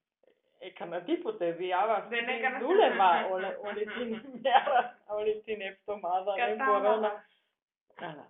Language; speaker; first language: Greek; non-native, learner; German